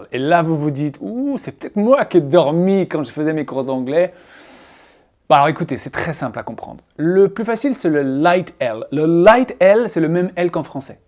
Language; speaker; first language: French; native; French